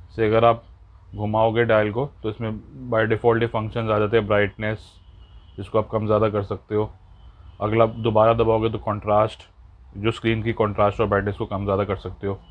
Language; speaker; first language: Hindi; native; Hindi